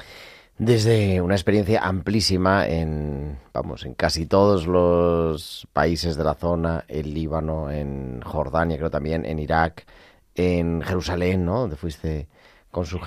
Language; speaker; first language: Spanish; native; Spanish